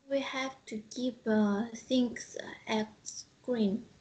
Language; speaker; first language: English; non-native, learner; Russian